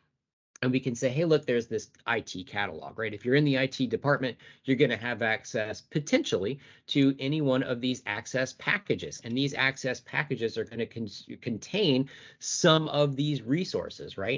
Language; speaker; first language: English; native; English